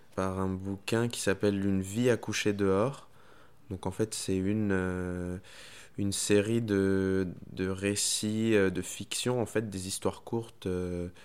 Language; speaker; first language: French; non-native, fluent; Spanish